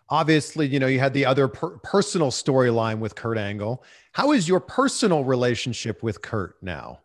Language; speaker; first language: English; native; English